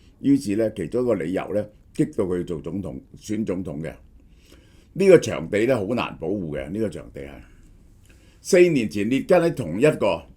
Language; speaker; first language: Cantonese; native; Cantonese